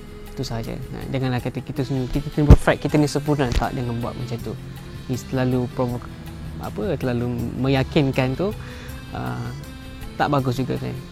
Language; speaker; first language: Malay; native; Malay